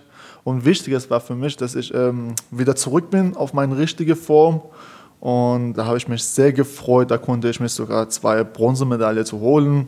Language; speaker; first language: German; non-native, fluent; Persian